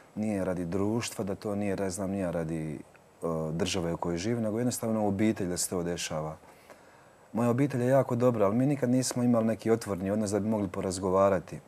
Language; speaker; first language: Croatian; native; Croatian